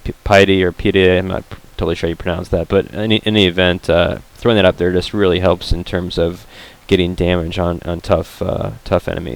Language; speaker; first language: English; native; English